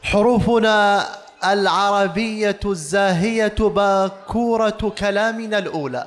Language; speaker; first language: Arabic; native; Arabic